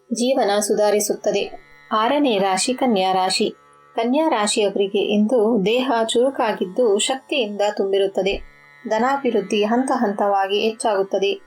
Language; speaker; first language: Kannada; native; Kannada